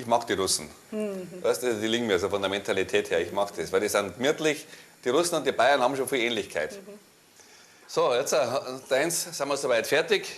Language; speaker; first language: German; native; German